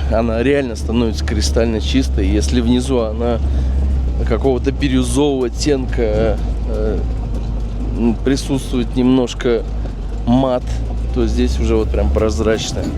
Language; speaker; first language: Russian; native; Russian